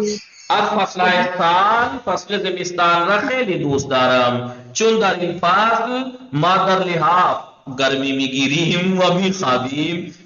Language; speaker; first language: Persian; non-native, fluent; Urdu